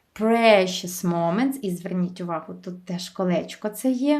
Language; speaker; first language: Ukrainian; native; Ukrainian